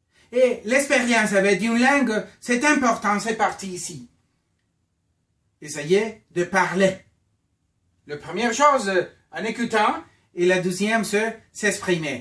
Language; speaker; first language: French; non-native, fluent; Spanish